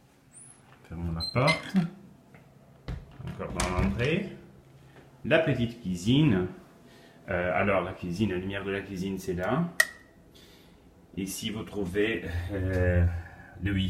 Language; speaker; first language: French; non-native, fluent; Italian